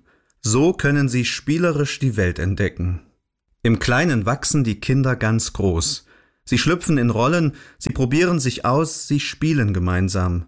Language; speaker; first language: German; native; German